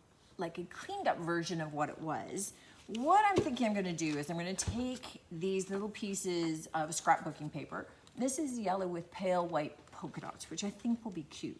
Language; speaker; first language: English; native; English